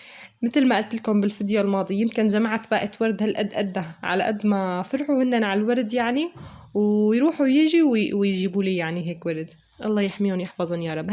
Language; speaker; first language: Arabic; native; Arabic